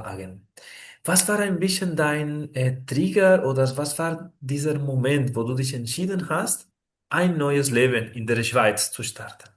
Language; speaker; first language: German; non-native, fluent; Spanish